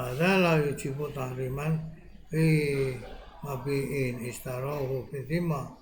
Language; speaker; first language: Arabic; non-native, fluent; Javanese